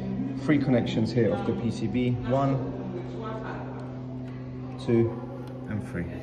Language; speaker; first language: English; native; English